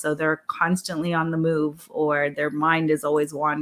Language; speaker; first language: English; non-native, local second language; Filipino